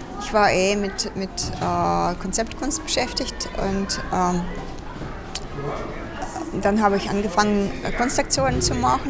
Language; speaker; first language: German; non-native, fluent; Russian